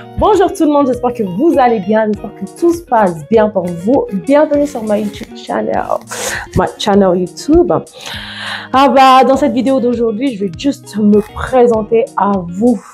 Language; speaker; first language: French; non-native, fluent; Yoruba